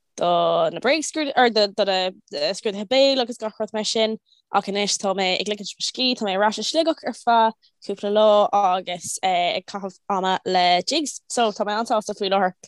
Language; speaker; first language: Irish; non-native, local second language; English